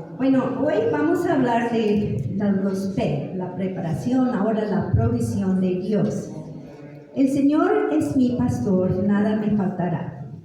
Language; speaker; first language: Spanish; non-native, fluent; English